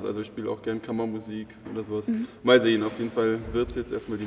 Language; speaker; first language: German; native; German